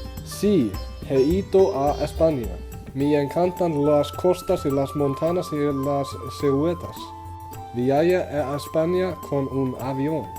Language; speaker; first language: Spanish; non-native, learner; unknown